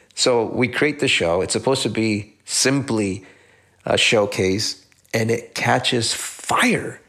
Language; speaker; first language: English; early bilingual, other home language; Spanish